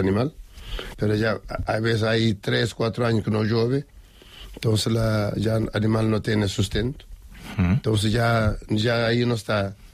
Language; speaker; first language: Spanish; non-native, learner; Kabuverdianu